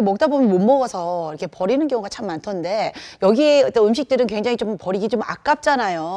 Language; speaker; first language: Korean; native; Korean